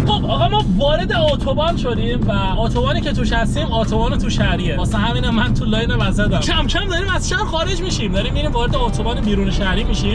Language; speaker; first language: Persian; native; Persian